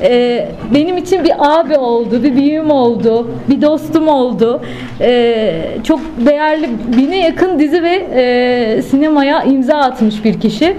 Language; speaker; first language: Turkish; native; Turkish